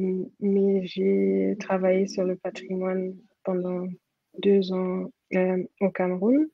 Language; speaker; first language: French; non-native, fluent; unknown